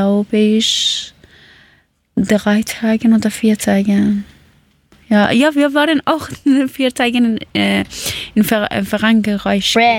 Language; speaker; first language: German; non-native, fluent; Persian